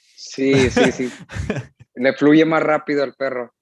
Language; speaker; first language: Spanish; early bilingual, heritage; Spanish